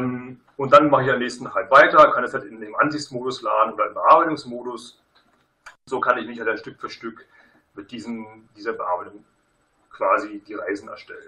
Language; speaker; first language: German; native; German